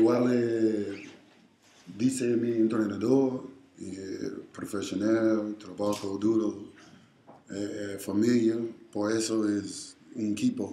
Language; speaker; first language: Spanish; non-native, learner; English